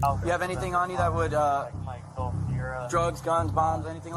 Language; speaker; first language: English; native; English